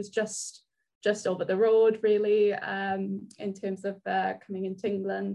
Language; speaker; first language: English; non-native, local second language; Welsh